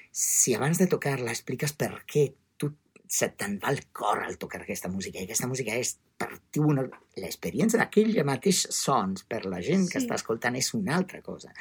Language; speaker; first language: Catalan; non-native, fluent; Italian